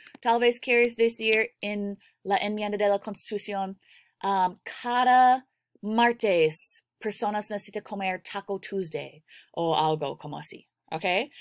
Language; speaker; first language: Spanish; non-native, learner; English